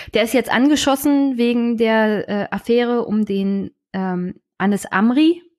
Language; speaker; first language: German; native; German